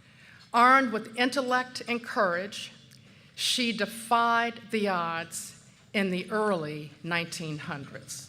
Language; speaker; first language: English; native; English